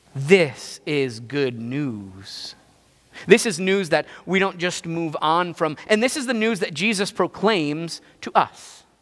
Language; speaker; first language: English; native; English